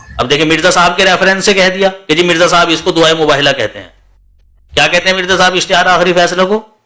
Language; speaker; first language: Urdu; native; Urdu